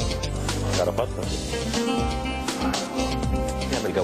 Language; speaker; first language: Arabic; native; Arabic